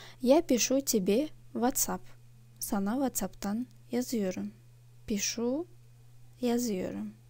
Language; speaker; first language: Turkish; non-native, fluent; Russian